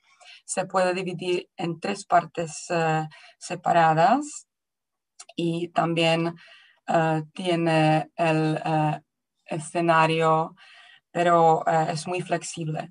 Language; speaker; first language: Spanish; non-native, fluent; Czech